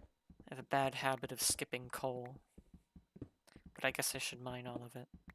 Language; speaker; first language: English; native; English